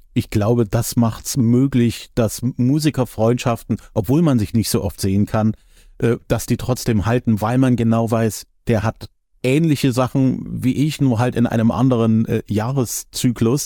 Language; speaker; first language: German; native; German